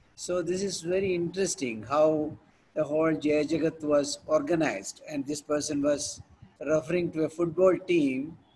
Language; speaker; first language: English; non-native, local second language; Hindi